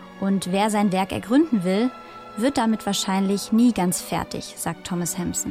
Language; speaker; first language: German; native; German